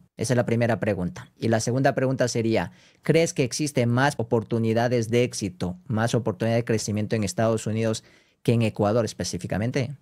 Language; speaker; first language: Spanish; non-native, fluent; Korean